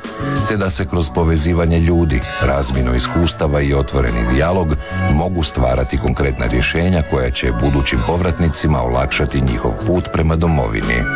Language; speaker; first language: Croatian; native; Croatian